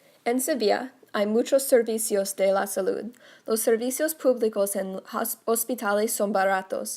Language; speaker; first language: Spanish; non-native, learner; English